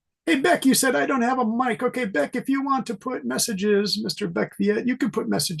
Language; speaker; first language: English; native; English